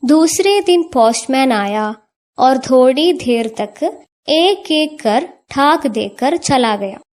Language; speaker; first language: Hindi; non-native, local second language; Malayalam